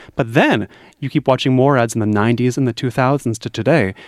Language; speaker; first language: English; native; English